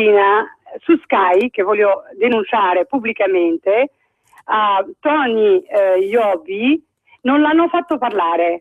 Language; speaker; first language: Italian; non-native, fluent; Arabic